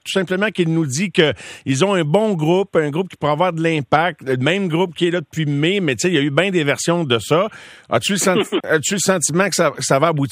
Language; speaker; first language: French; native; French